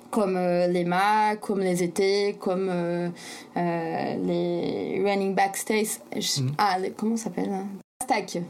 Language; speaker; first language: French; non-native, fluent; Portuguese